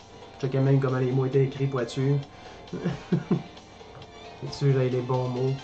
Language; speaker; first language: French; native; French